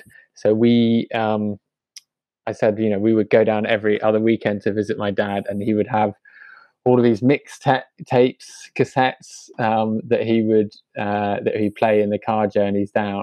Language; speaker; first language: English; native; English